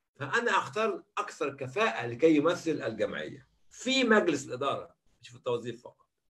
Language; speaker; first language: Arabic; native; Arabic